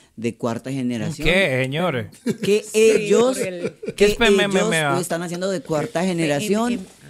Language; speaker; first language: Spanish; native; Spanish